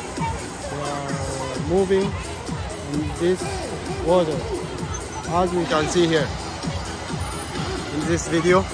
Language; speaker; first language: English; non-native, learner; Arabic